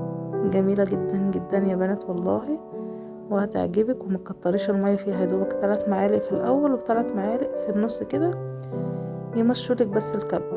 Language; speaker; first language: Arabic; native; Arabic